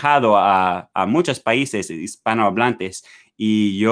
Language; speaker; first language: Spanish; non-native, learner; English